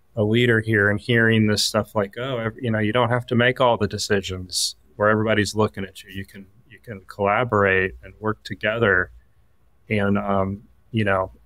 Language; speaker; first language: English; native; English